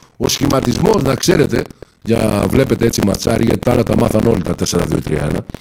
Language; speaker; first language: Greek; native; Greek